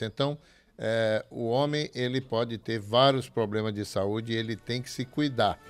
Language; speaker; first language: Portuguese; native; Portuguese